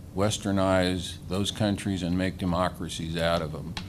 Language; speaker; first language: English; native; English